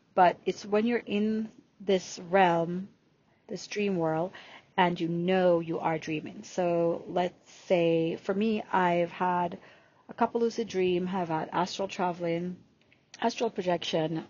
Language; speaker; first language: English; non-native, local second language; Jamaican Creole English